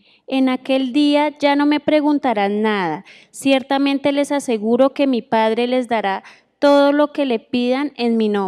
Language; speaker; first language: Spanish; native; Spanish